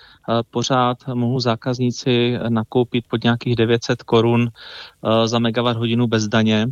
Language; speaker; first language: Czech; native; Czech